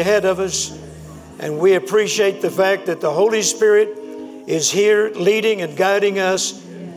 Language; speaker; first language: English; native; English